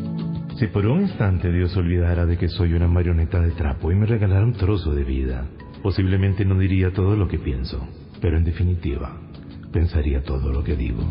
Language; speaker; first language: Spanish; native; Spanish